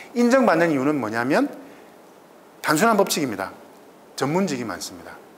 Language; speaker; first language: Korean; native; Korean